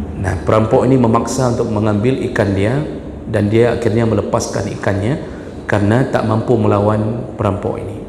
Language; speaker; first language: Malay; non-native, local second language; Achinese